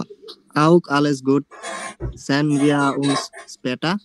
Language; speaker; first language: German; non-native, learner; Bangla